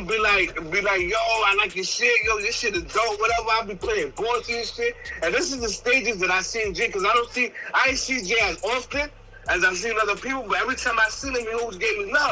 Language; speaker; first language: English; early bilingual, other home language; Spanish